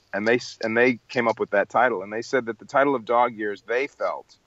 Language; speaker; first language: English; native; English